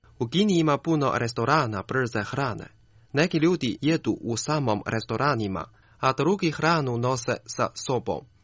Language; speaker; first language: Croatian; non-native, fluent; Chinese